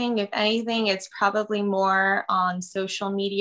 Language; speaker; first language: English; native; English